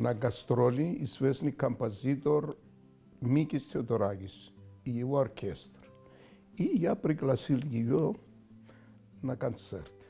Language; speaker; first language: Russian; non-native, fluent; Greek